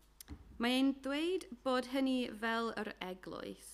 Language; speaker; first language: Welsh; non-native, fluent; English